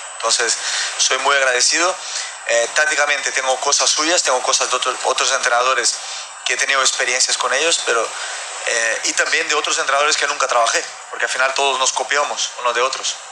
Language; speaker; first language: Spanish; non-native, fluent; Portuguese